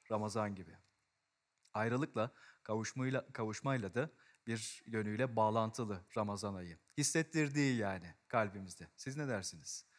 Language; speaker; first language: Turkish; native; Turkish